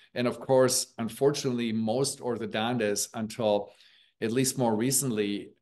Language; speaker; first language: English; early bilingual, other home language; German